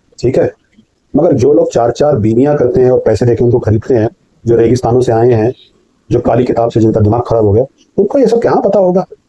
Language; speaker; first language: Hindi; native; Hindi